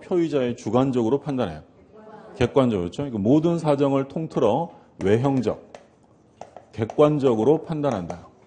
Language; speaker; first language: Korean; native; Korean